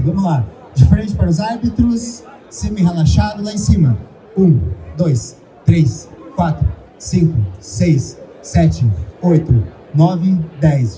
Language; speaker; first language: Portuguese; native; Portuguese